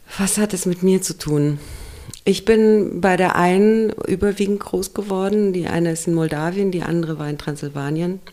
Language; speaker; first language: German; early bilingual, other home language; Romanian